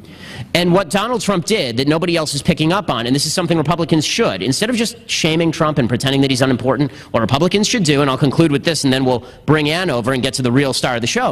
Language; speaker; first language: English; native; English